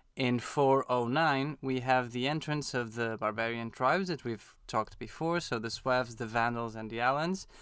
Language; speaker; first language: English; non-native, fluent; Portuguese